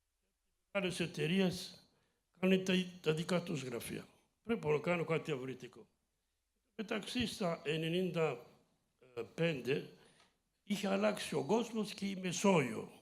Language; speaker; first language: Greek; early bilingual, heritage; Greek